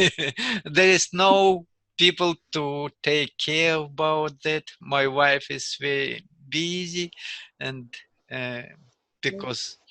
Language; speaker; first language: English; non-native, learner; Russian